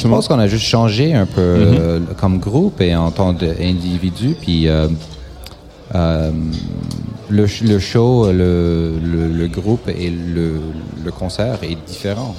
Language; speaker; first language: French; non-native, local second language; English